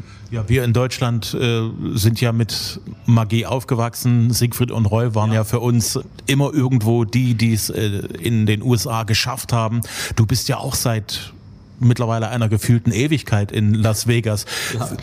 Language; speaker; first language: German; native; German